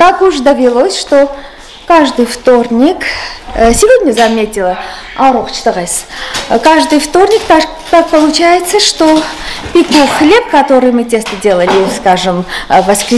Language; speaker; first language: Russian; non-native, local second language; Armenian